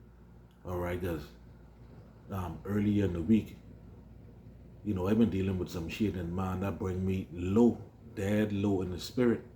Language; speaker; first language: English; native; English